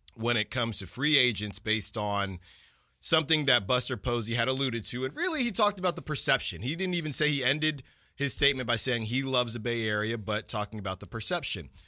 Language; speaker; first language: English; native; English